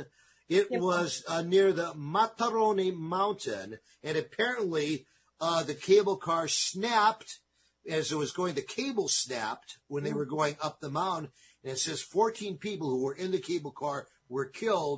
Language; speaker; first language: English; native; English